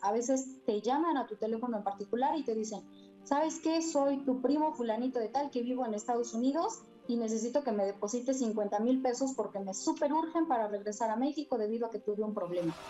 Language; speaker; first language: Spanish; native; Spanish